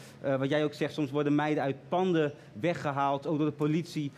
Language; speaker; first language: Dutch; native; Dutch